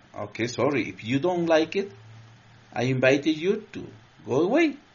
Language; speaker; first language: English; non-native, learner; Spanish